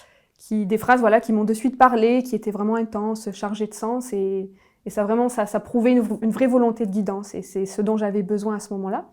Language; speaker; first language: French; native; French